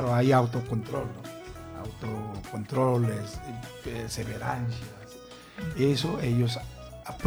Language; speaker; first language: Spanish; non-native, learner; Korean